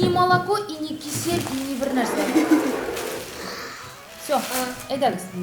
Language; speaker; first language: Russian; non-native, local second language; Tatar